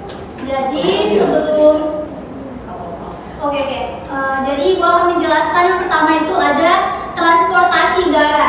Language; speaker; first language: Indonesian; native; Indonesian